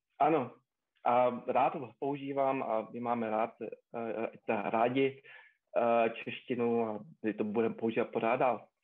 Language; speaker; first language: Czech; early bilingual, heritage; Czech